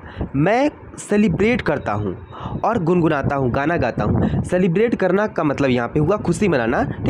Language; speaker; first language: Hindi; native; Hindi